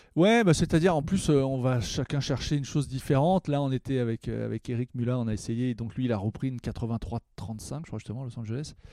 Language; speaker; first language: French; native; French